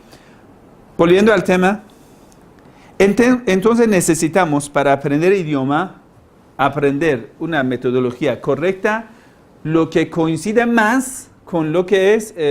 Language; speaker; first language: Spanish; non-native, fluent; Persian